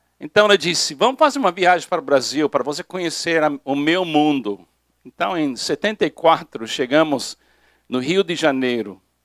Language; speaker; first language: Portuguese; non-native, fluent; English